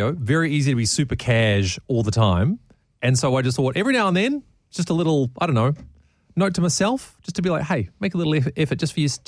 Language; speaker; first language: English; native; English